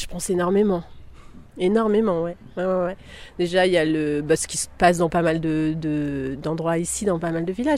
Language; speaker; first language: French; native; French